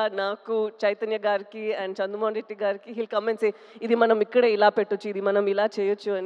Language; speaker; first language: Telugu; non-native, local second language; Tamil